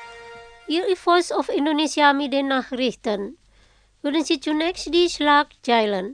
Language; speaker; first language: German; non-native, fluent; Indonesian